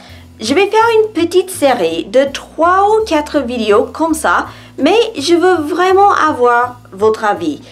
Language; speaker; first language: French; non-native, fluent; English